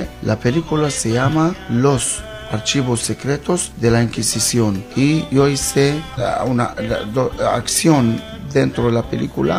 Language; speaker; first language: Spanish; non-native, learner; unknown